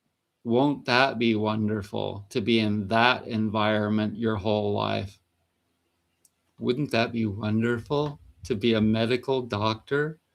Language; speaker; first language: English; native; English